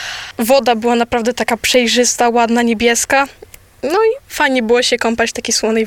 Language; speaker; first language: Polish; native; Polish